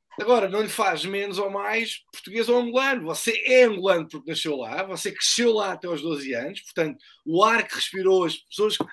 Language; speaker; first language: Portuguese; native; Portuguese